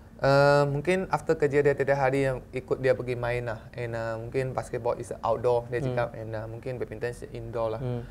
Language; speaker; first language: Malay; non-native, local second language; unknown